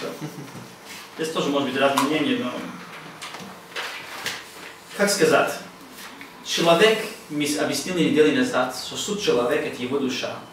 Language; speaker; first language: Russian; non-native, learner; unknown